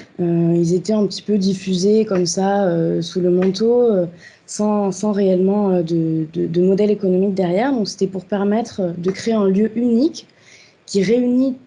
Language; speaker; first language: French; native; French